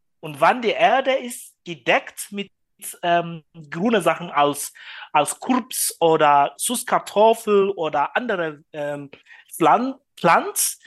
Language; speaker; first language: German; non-native, learner; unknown